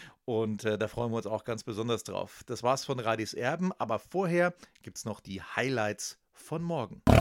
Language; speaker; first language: German; native; German